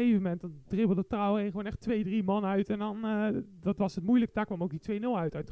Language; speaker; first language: Dutch; native; Dutch